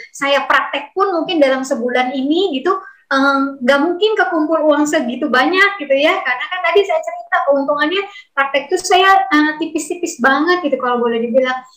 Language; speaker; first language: Indonesian; native; Indonesian